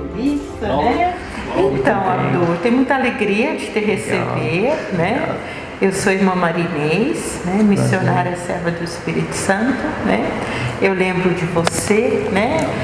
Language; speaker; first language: Portuguese; native; Portuguese